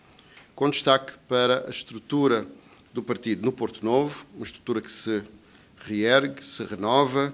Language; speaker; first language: Portuguese; native; Portuguese